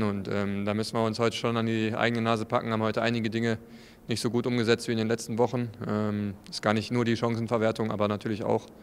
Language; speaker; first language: German; native; German